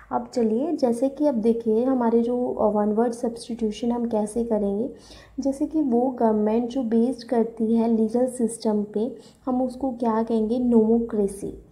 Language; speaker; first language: Hindi; native; Hindi